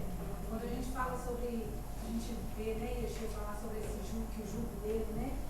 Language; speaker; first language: Portuguese; native; Portuguese